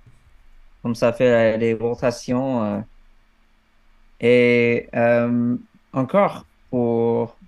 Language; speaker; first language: French; non-native, fluent; English